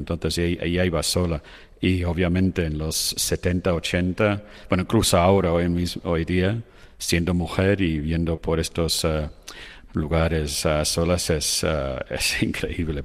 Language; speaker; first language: Spanish; non-native, fluent; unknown